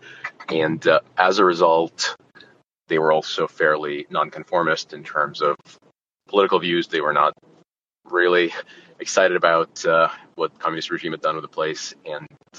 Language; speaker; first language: English; non-native, fluent; Russian